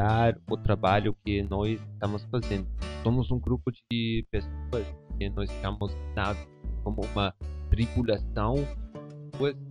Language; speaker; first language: Portuguese; non-native, fluent; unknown